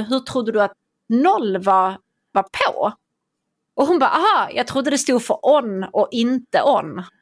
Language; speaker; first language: Swedish; native; Swedish